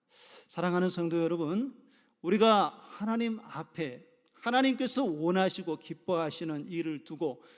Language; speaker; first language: Korean; native; Korean